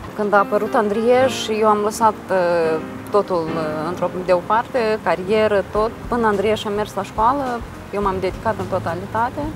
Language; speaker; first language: Romanian; native; Romanian